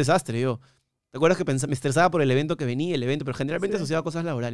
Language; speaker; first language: Spanish; native; Spanish